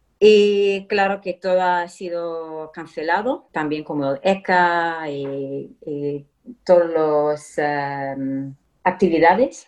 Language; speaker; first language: Spanish; non-native, fluent; English